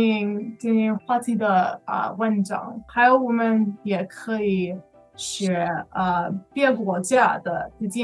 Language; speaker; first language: Chinese; non-native, learner; English